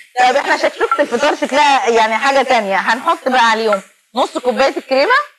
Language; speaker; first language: Arabic; native; Arabic